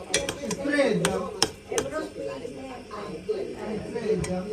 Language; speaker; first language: Italian; native; Italian